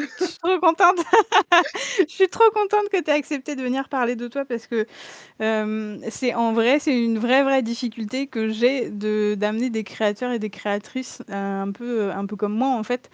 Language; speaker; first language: French; native; French